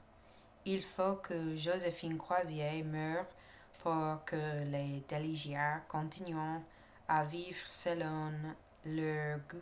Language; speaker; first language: French; non-native, learner; English